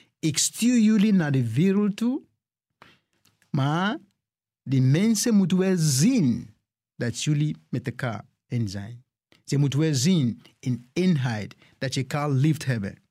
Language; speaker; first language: Dutch; non-native, fluent; English